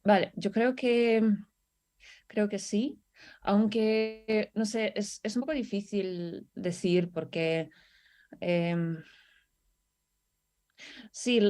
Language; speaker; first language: Spanish; non-native, fluent; Russian